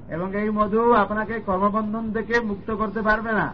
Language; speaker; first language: Bangla; non-native, fluent; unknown